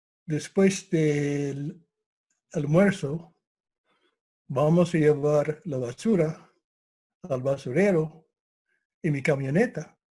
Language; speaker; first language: Spanish; non-native, fluent; English